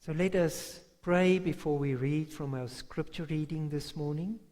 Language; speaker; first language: English; non-native, local second language; Afrikaans